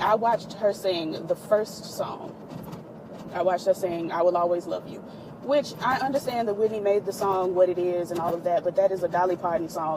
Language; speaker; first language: English; native; English